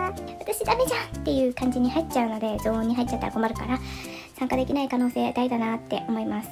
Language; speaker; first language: Japanese; native; Japanese